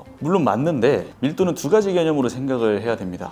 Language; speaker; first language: Korean; native; Korean